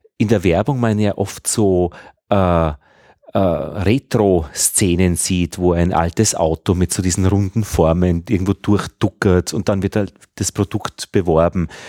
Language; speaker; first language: German; native; German